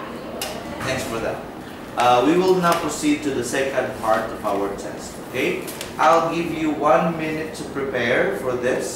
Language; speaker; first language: English; non-native, fluent; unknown